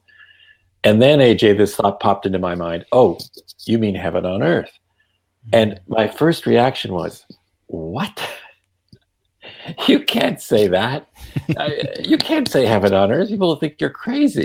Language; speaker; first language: English; non-native, fluent; Yiddish